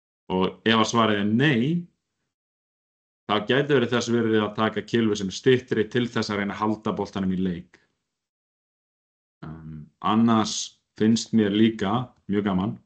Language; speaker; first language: Icelandic; native; Icelandic